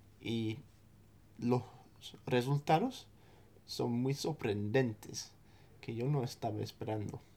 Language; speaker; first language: Spanish; non-native, fluent; English